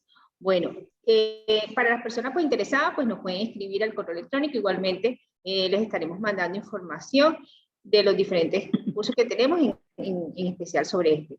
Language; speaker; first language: Spanish; native; Spanish